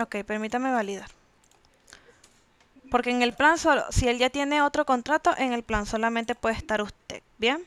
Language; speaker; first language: Spanish; native; Spanish